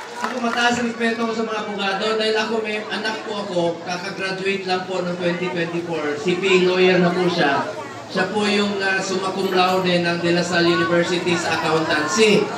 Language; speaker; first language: Filipino; non-native, local second language; Cebuano